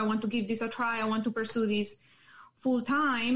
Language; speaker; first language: English; non-native, fluent; Spanish